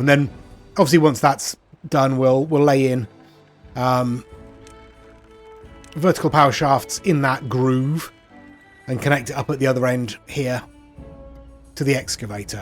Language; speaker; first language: English; native; English